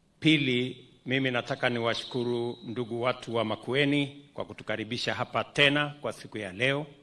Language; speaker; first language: Swahili; non-native, local second language; Kalenjin